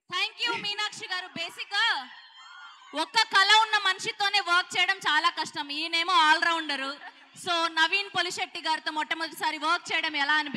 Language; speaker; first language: Telugu; native; Telugu